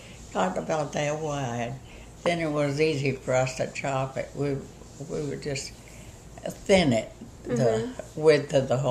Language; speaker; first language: English; native; English